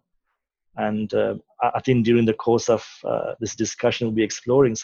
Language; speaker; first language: English; non-native, local second language; Sinhala